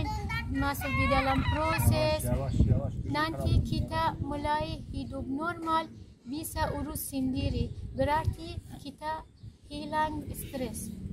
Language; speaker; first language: Indonesian; non-native, learner; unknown